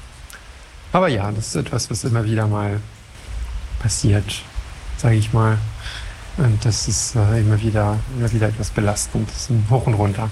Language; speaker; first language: German; non-native, fluent; French